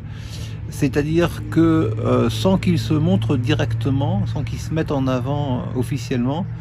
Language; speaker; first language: French; native; French